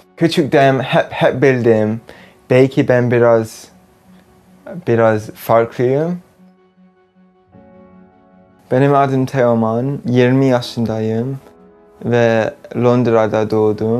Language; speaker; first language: Turkish; early bilingual, heritage; English